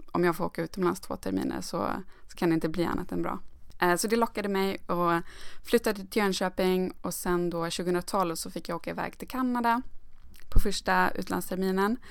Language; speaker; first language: Swedish; native; Swedish